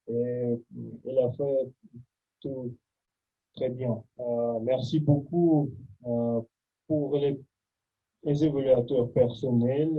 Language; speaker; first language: French; non-native, fluent; Russian